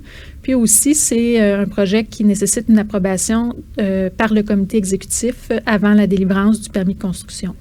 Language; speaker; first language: French; native; French